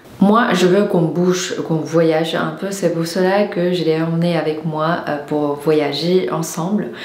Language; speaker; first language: French; non-native, fluent; Chinese